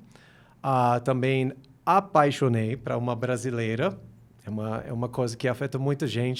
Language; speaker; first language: Portuguese; non-native, fluent; English